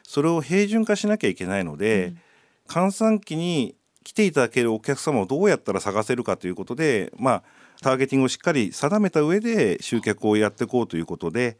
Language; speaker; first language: Japanese; native; Japanese